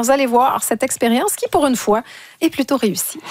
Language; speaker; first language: French; native; French